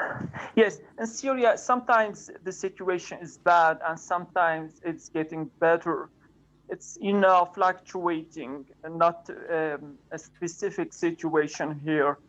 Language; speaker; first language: English; non-native, fluent; Arabic